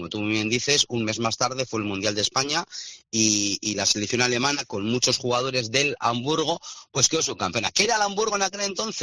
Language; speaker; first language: Spanish; native; Spanish